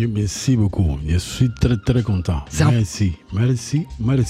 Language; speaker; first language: French; non-native, learner; Spanish